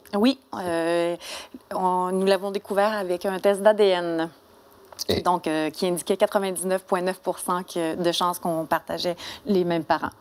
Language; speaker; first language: French; native; French